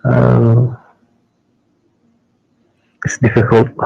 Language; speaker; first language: English; non-native, learner; Indonesian